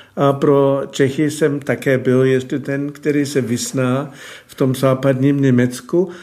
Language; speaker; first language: Czech; non-native, fluent; German